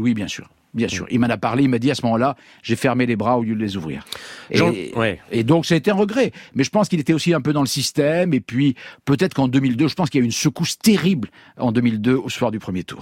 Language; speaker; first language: French; native; French